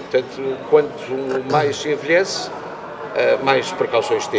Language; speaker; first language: Portuguese; native; Portuguese